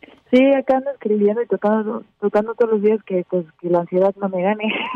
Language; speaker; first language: Spanish; early bilingual, heritage; Spanish